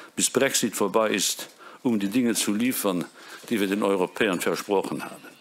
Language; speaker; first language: German; non-native, local second language; Luxembourgish